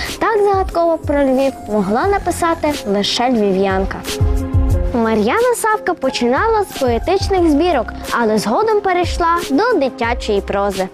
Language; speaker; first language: Ukrainian; native; Ukrainian